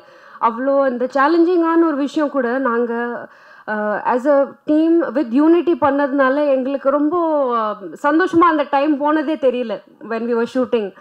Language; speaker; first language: Tamil; non-native, fluent; Punjabi